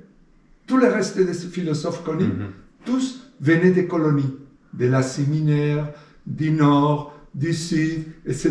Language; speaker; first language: French; non-native, fluent; Spanish